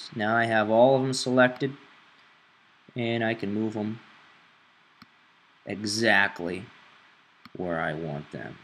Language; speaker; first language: English; native; English